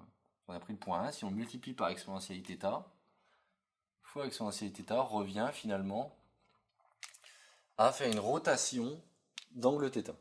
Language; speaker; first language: French; native; French